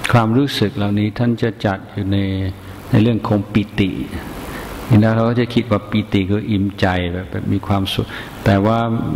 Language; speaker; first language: Thai; non-native, fluent; English